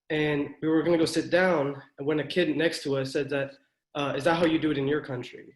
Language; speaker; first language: English; native; English